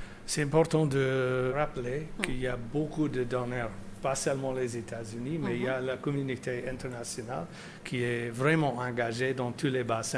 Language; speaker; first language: French; non-native, fluent; English